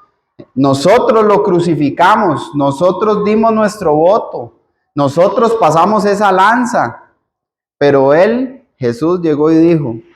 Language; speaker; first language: Spanish; native; Spanish